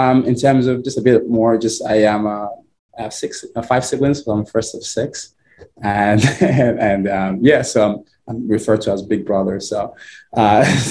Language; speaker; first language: English; non-native, local second language; Igbo